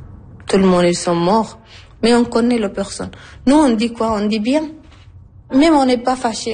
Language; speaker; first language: French; non-native, learner; Arabic